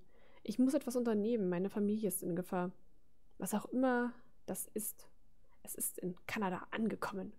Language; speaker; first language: German; native; German